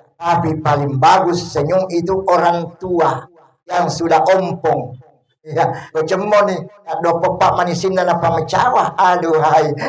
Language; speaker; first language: Indonesian; non-native, local second language; Buginese